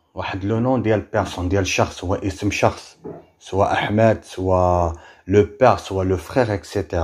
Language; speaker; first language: French; non-native, local second language; Arabic